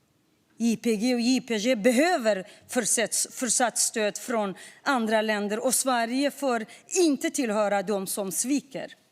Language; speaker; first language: Swedish; non-native, fluent; Kurdish